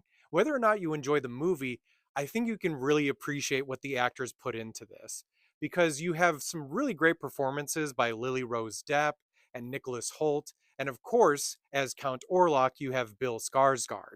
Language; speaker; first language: English; native; English